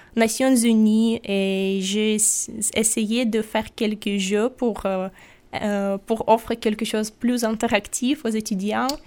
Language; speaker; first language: French; non-native, fluent; Russian